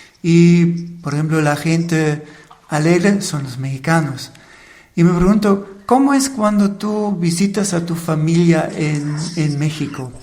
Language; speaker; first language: Spanish; non-native, fluent; German